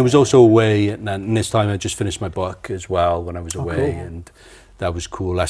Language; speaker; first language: English; native; English